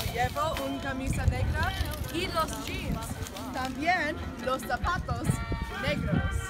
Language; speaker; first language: Spanish; non-native, learner; English